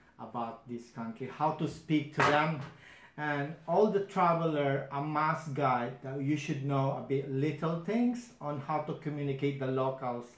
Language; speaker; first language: English; non-native, fluent; Filipino